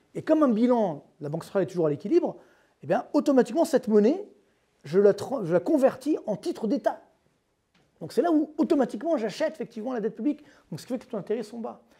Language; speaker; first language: French; native; French